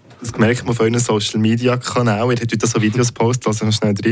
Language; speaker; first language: German; native; German